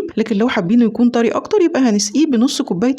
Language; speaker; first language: Arabic; native; Arabic